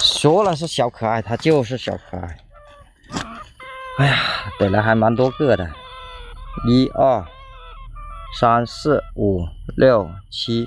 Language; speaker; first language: Chinese; native; Chinese